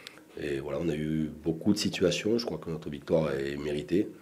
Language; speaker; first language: French; native; French